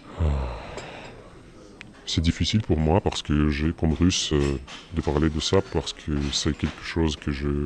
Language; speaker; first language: French; non-native, fluent; Russian